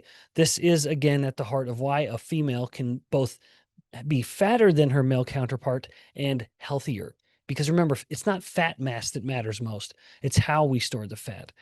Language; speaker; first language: English; native; English